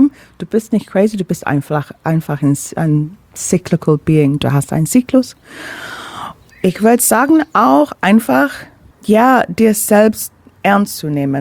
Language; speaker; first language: German; non-native, fluent; English